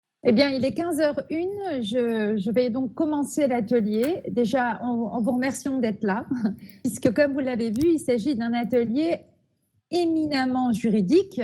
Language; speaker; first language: French; native; French